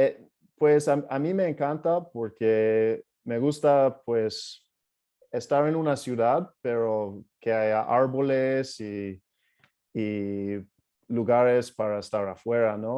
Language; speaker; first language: Spanish; non-native, fluent; English